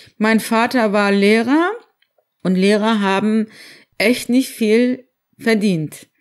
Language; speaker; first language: German; early bilingual, other home language; Turkish